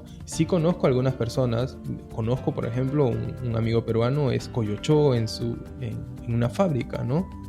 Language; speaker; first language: Spanish; early bilingual, heritage; Spanish